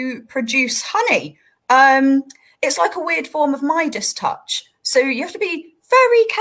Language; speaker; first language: English; native; English